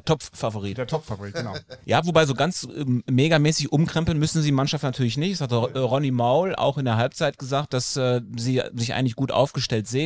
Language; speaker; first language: German; native; German